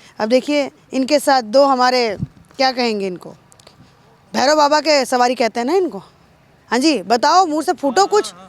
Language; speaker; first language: Hindi; native; Hindi